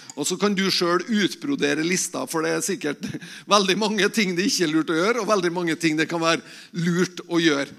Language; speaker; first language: Norwegian; native; Norwegian